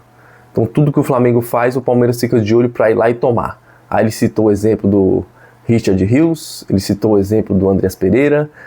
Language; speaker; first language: Portuguese; native; Portuguese